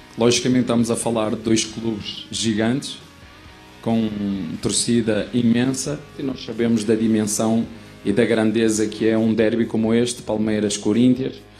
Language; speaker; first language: Portuguese; native; Portuguese